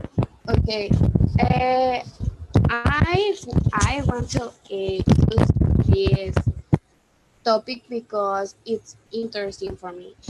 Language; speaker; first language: English; non-native, learner; Spanish